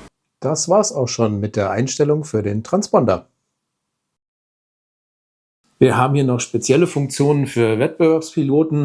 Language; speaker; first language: German; native; German